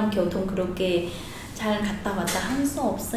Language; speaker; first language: Korean; non-native, learner; Vietnamese